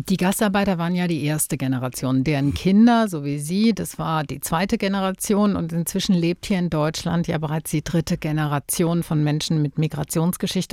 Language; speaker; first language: German; native; German